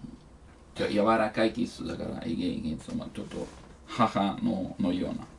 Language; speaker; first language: Japanese; non-native, learner; Italian